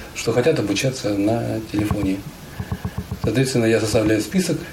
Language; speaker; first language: Russian; native; Russian